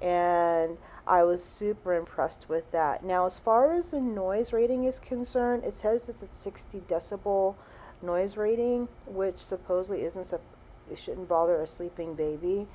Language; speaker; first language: English; native; English